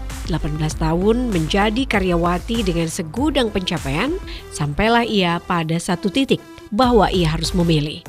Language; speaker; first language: Indonesian; native; Indonesian